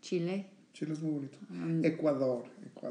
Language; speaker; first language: Spanish; early bilingual, heritage; Spanish